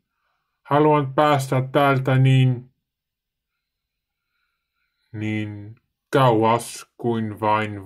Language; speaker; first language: Finnish; non-native, learner; Dutch